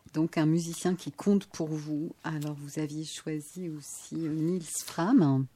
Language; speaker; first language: French; native; French